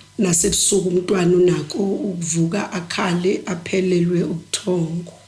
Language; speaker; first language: Zulu; native; Zulu